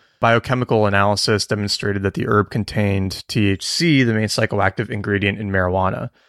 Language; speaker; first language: English; native; English